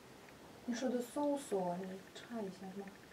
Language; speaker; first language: Chinese; non-native, learner; Russian